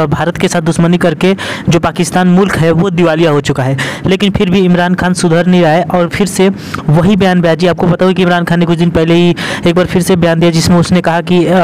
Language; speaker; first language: Hindi; native; Hindi